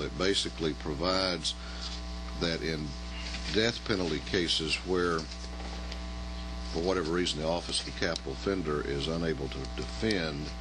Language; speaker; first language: English; native; English